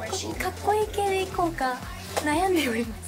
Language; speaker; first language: Korean; non-native, learner; Japanese